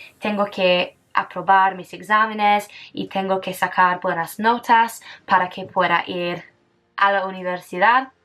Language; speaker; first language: Spanish; non-native, fluent; English